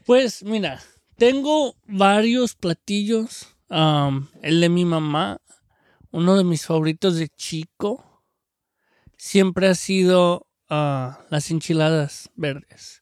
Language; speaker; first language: Spanish; early bilingual, heritage; Spanish